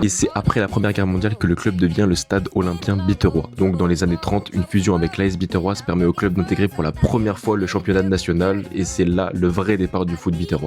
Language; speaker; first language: French; native; French